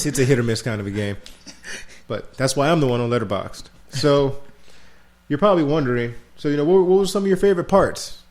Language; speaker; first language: English; native; English